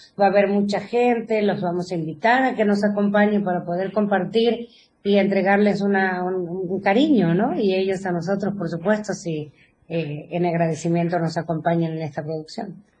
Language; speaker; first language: Spanish; native; Spanish